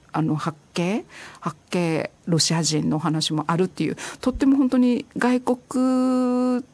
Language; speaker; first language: Japanese; non-native, fluent; Chinese